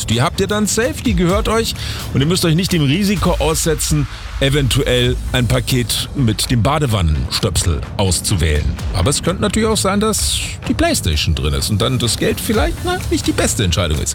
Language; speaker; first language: German; native; German